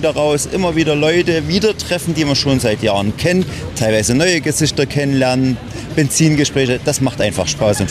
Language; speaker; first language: German; native; German